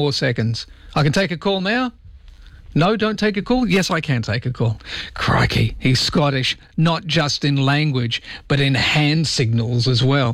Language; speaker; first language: English; native; English